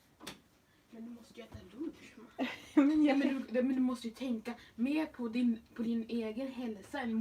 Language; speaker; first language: Swedish; native; Swedish